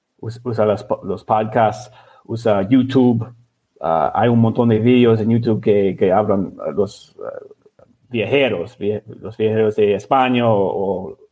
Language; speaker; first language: Spanish; non-native, learner; English